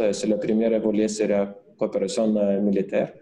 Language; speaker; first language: French; non-native, fluent; Lithuanian